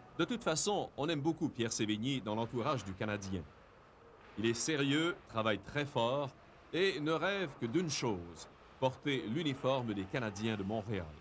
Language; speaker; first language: French; native; French